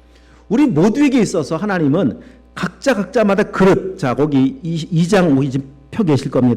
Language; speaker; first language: Korean; native; Korean